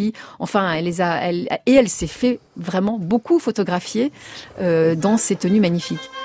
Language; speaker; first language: French; native; French